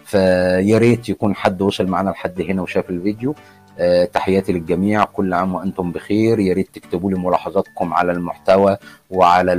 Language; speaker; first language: Arabic; native; Arabic